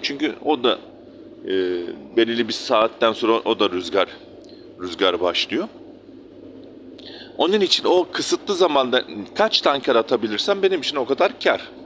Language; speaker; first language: Turkish; native; Turkish